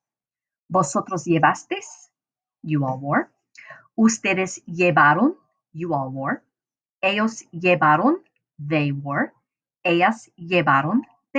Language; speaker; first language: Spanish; non-native, fluent; English